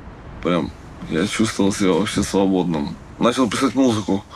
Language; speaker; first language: Russian; native; Russian